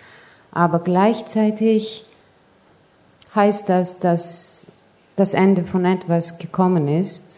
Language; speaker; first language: German; non-native, fluent; Greek